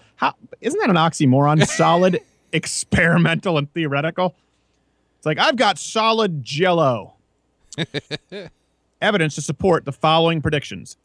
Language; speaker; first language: English; native; English